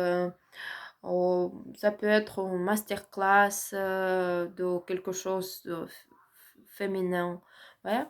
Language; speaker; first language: French; non-native, learner; Ukrainian